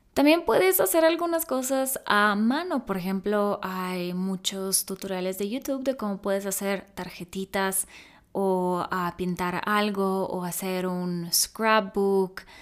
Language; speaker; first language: Spanish; early bilingual, other home language; Russian